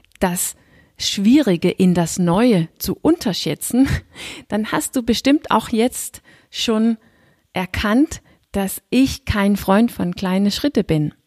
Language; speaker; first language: German; non-native, fluent; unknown